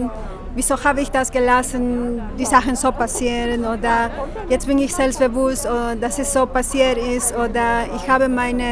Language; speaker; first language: German; non-native, fluent; Spanish